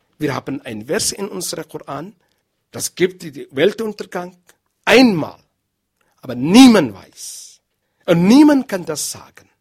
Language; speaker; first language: German; non-native, learner; Arabic